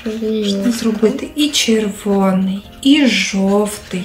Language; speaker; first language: Polish; non-native, learner; Ukrainian